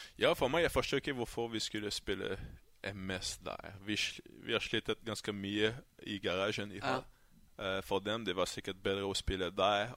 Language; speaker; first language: Norwegian; non-native, fluent; French